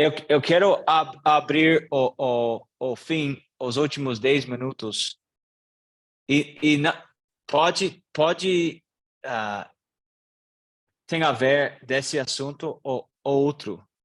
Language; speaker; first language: Portuguese; non-native, learner; English